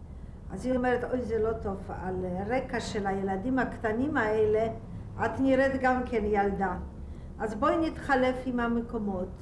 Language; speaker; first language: Hebrew; non-native, fluent; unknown